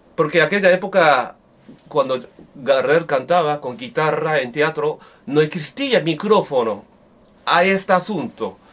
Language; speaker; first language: Spanish; non-native, learner; Japanese